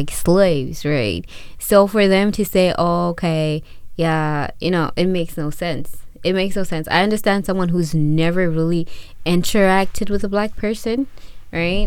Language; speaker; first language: English; non-native, local second language; Shona